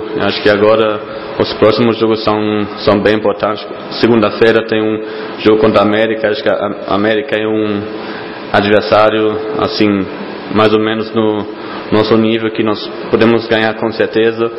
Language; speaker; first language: Portuguese; non-native, fluent; German